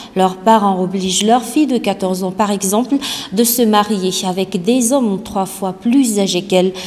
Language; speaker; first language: French; non-native, local second language; Malagasy